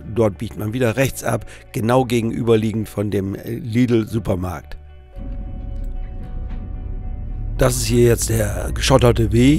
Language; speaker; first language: German; native; German